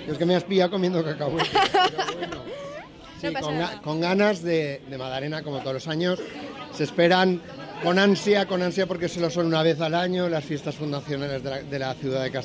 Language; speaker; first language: Spanish; native; Spanish